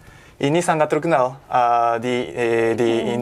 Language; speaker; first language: Indonesian; non-native, fluent; Japanese